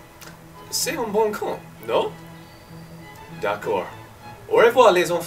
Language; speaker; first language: French; non-native, learner; English